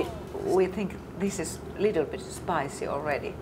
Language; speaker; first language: English; non-native, learner; Finnish